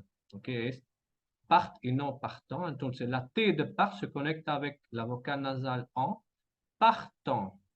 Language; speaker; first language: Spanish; non-native, fluent; French